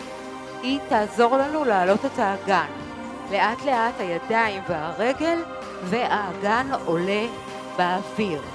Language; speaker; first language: Hebrew; native; Hebrew